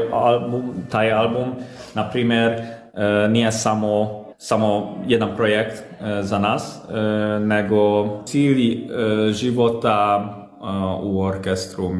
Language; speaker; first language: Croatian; non-native, local second language; Hungarian